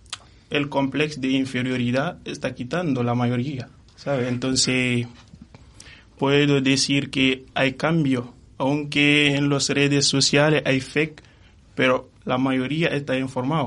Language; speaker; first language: Spanish; non-native, fluent; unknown